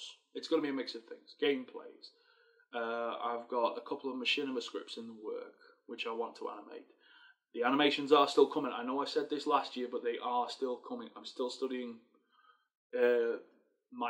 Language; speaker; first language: English; native; English